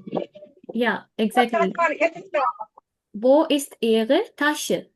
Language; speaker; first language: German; non-native, fluent; Hindi